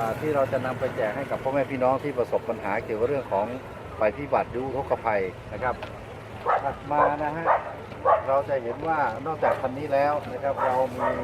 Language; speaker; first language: Thai; native; Thai